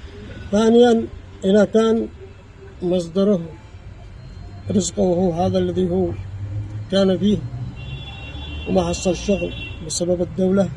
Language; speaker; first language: Arabic; native; Arabic